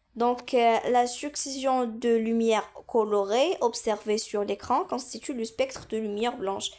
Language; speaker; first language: French; non-native, local second language; Arabic